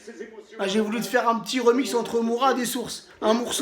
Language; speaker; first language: French; native; French